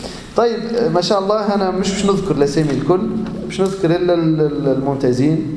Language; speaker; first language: Arabic; native; Arabic